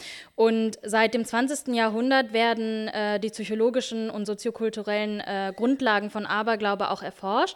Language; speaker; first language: German; native; German